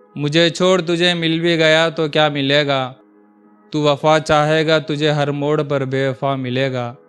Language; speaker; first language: Hindi; non-native, local second language; Urdu